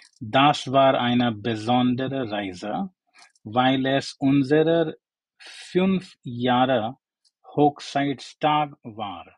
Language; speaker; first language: German; non-native, learner; English